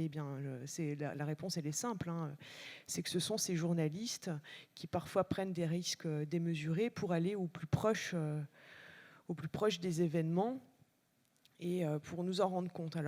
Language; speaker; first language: French; native; French